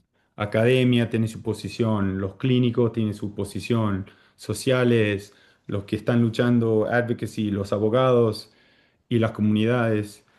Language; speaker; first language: Spanish; early bilingual, heritage; Spanish